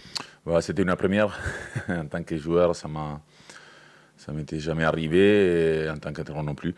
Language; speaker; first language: French; native; French